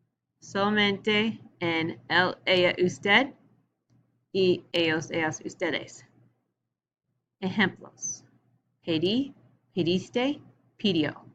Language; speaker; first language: Spanish; non-native, learner; English